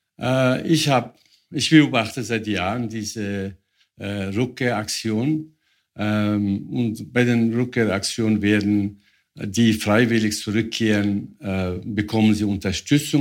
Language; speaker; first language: German; non-native, fluent; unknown